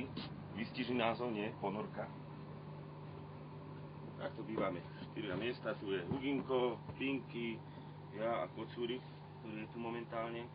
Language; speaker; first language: Slovak; native; Slovak